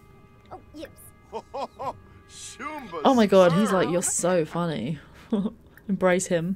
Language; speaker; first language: English; native; English